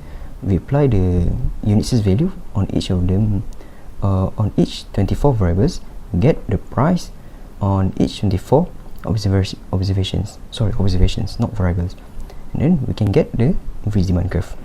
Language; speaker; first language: English; non-native, local second language; Malay